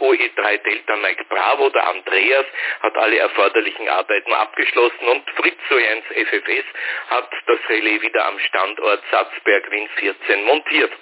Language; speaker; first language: German; native; German